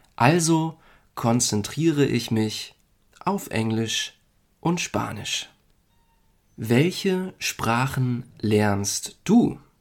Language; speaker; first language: German; native; German